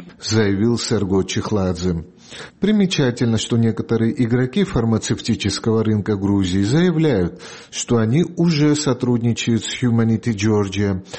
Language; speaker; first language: Russian; non-native, local second language; Georgian